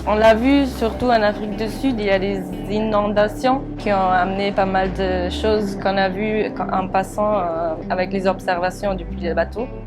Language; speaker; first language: French; non-native, fluent; German